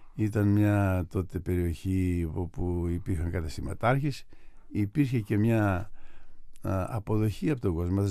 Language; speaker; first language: Greek; native; Greek